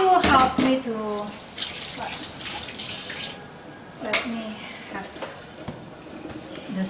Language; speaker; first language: English; non-native, learner; Indonesian